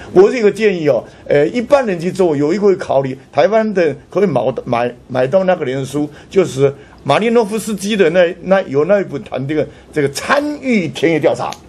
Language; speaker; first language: Chinese; non-native, local second language; Hakka Chinese